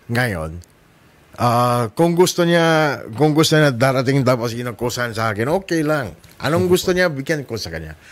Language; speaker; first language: Filipino; non-native, learner; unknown